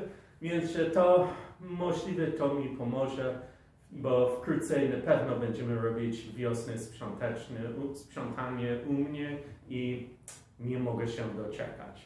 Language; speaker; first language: Polish; non-native, fluent; English